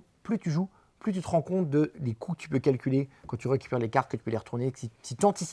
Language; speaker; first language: French; native; French